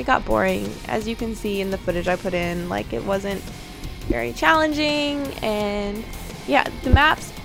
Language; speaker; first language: English; native; English